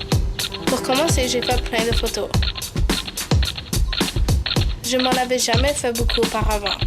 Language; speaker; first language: French; early bilingual, other home language; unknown